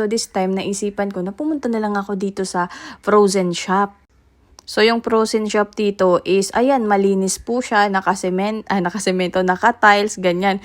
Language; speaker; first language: Filipino; native; Filipino